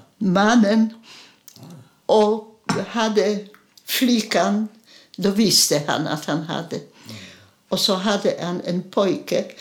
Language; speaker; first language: Swedish; non-native, fluent; Polish